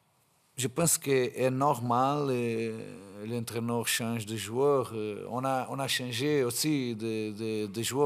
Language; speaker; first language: French; non-native, fluent; Portuguese